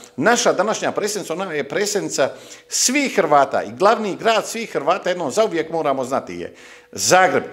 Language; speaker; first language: Croatian; native; Croatian